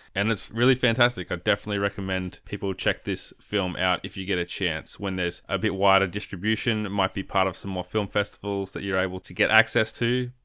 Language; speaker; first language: English; native; English